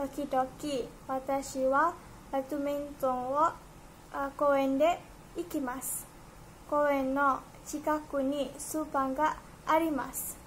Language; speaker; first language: Japanese; non-native, learner; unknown